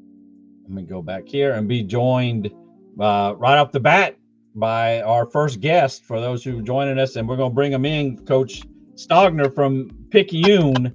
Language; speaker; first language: English; native; English